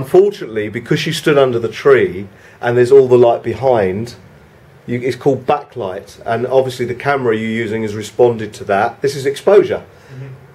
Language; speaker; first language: English; native; English